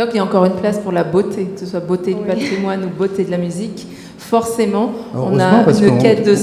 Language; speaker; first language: French; native; French